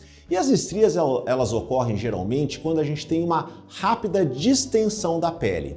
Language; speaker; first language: Portuguese; native; Portuguese